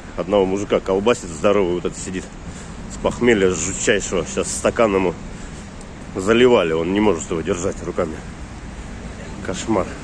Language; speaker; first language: Russian; native; Russian